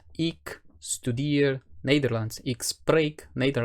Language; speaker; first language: Dutch; non-native, fluent; Portuguese